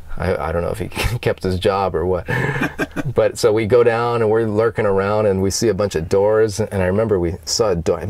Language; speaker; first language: English; native; English